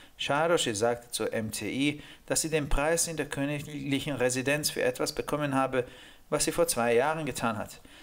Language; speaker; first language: German; non-native, fluent; Hungarian